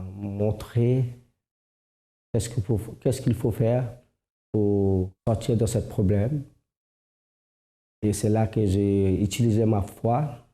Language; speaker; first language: French; non-native, fluent; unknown